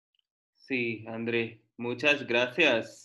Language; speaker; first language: Spanish; non-native, learner; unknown